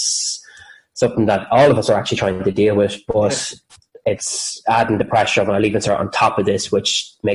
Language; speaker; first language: English; native; English